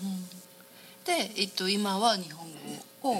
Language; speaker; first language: Japanese; native; Japanese